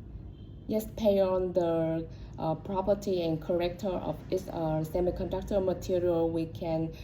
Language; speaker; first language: English; non-native, learner; Vietnamese